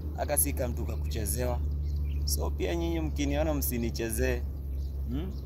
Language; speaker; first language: Swahili; native; Swahili